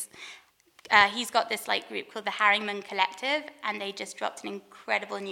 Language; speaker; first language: English; native; English